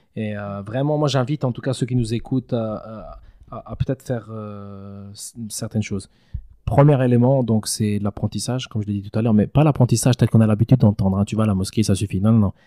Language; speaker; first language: French; native; French